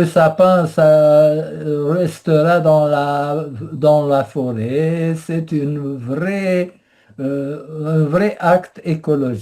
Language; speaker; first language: French; non-native, fluent; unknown